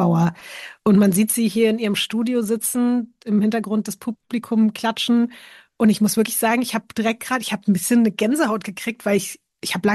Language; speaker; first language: German; native; German